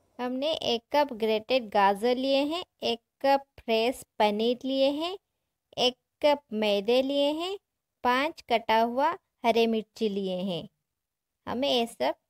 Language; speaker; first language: Hindi; non-native, local second language; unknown